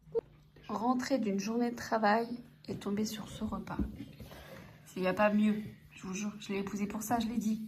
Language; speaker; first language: French; native; French